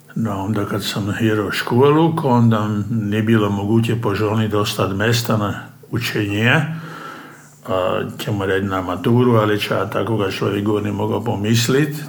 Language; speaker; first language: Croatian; native; Croatian